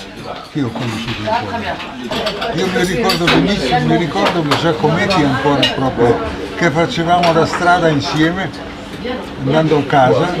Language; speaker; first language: Italian; non-native, local second language; Slovenian